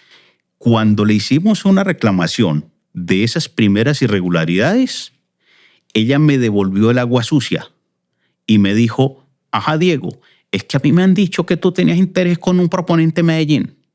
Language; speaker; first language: Spanish; native; Spanish